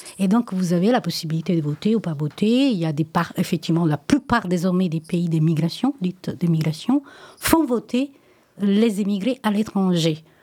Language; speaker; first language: French; non-native, fluent; Italian